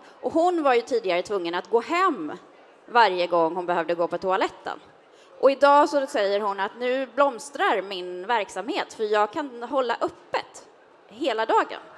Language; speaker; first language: Swedish; native; Swedish